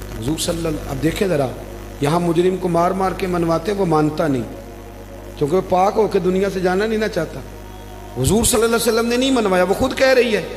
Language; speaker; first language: Urdu; non-native, local second language; Punjabi